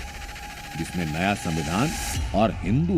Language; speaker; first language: Hindi; native; Hindi